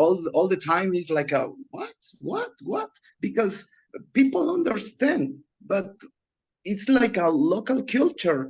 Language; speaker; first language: English; non-native, learner; Spanish